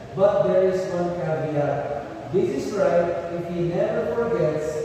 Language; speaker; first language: English; non-native, local second language; Filipino